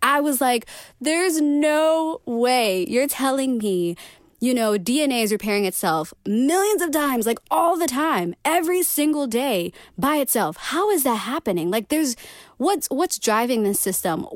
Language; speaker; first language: English; native; English